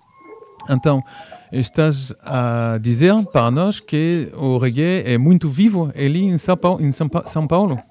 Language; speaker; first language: Portuguese; early bilingual, heritage; French